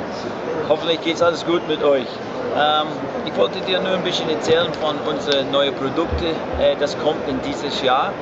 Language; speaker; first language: German; non-native, fluent; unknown